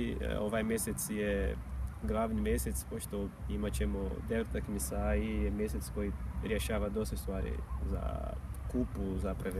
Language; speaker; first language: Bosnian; non-native, fluent; Portuguese